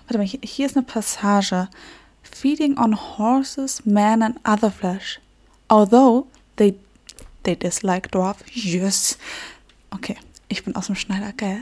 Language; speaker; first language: German; native; German